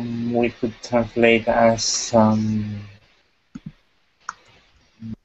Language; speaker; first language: English; non-native, fluent; Italian